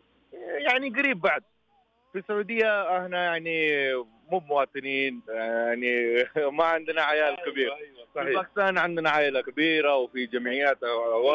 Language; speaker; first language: Arabic; non-native, learner; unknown